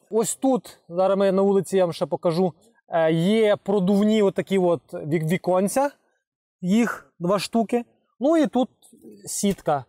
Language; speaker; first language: Ukrainian; non-native, local second language; Russian